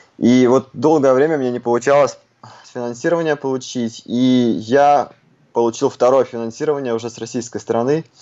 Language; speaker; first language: Russian; native; Russian